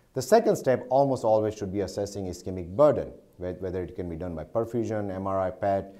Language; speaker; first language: English; non-native, local second language; Gujarati